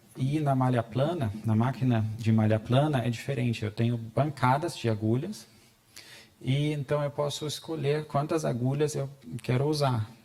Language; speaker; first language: Portuguese; non-native, fluent; German